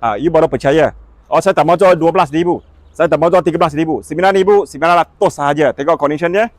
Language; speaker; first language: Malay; non-native, local second language; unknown